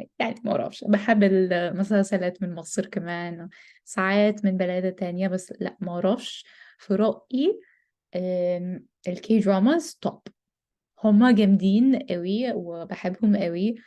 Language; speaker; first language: Arabic; non-native, learner; English